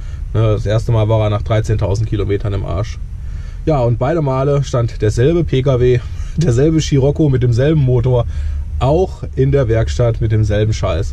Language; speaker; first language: German; native; German